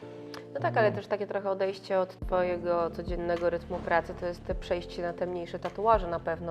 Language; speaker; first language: Polish; native; Polish